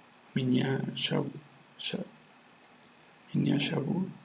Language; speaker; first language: Russian; non-native, learner; Spanish